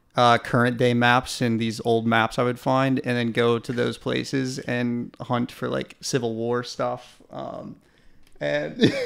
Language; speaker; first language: English; native; English